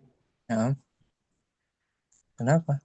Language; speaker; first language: Indonesian; native; Indonesian